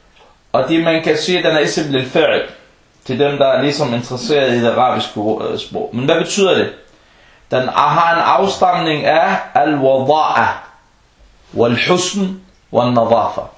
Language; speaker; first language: Danish; non-native, fluent; Arabic